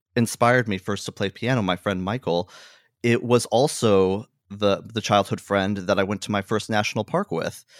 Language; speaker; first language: English; native; English